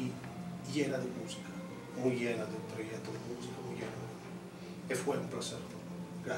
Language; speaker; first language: Spanish; non-native, fluent; Italian